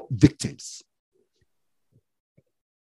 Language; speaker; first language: English; non-native, local second language; Yoruba